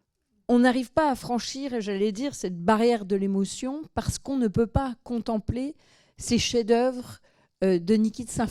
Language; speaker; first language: French; native; French